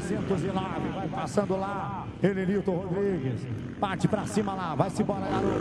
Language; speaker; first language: Portuguese; native; Portuguese